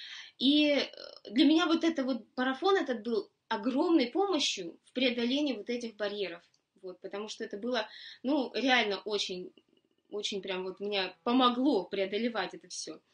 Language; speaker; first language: Russian; native; Russian